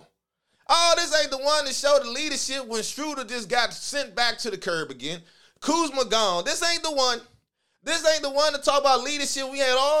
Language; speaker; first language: English; native; English